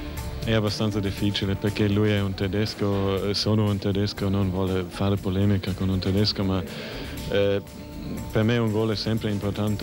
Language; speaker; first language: Italian; non-native, learner; German